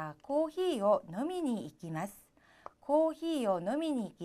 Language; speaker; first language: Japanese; non-native, fluent; Korean